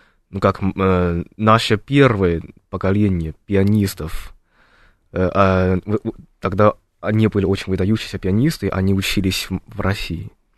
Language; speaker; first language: Russian; non-native, fluent; Chinese